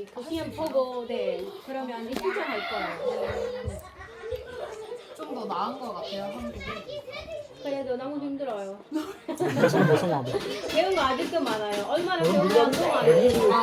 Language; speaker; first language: Korean; non-native, learner; Urdu